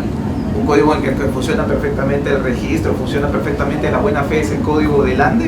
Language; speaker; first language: Spanish; native; Spanish